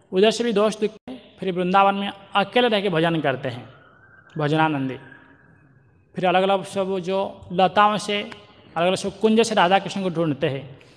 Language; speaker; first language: Hindi; non-native, local second language; Marathi